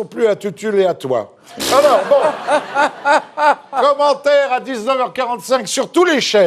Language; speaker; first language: French; native; French